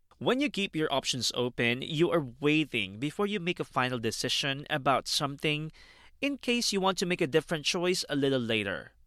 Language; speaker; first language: English; non-native, fluent; Filipino